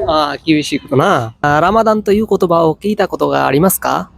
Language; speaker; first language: Japanese; non-native, learner; Bangla